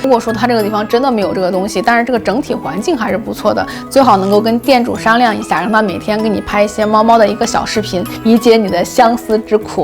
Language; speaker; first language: Chinese; native; Chinese